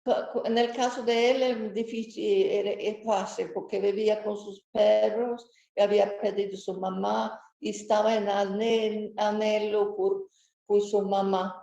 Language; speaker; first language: Spanish; non-native, fluent; Swedish